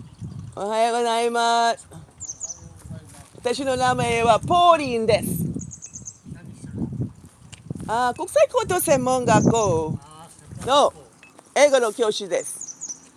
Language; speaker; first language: Japanese; non-native, learner; English